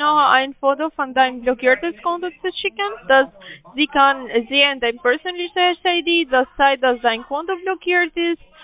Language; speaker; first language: German; non-native, learner; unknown